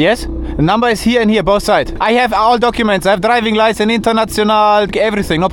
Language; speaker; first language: English; non-native, fluent; German